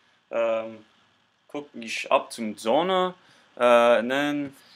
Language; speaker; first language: German; non-native, learner; English